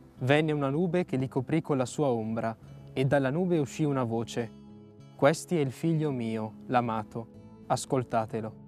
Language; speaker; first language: Italian; native; Italian